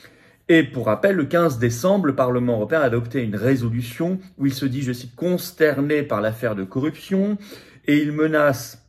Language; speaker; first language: French; native; French